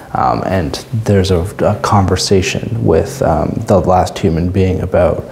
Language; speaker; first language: English; native; English